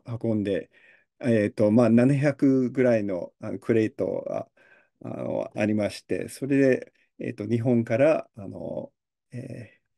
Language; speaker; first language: Japanese; early bilingual, heritage; Japanese